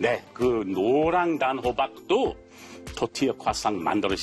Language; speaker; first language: Korean; non-native, learner; English